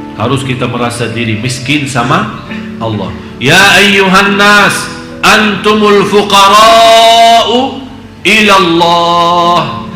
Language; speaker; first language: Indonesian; non-native, fluent; Arabic